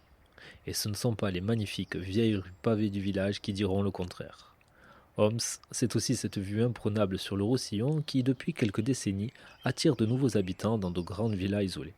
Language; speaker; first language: French; native; French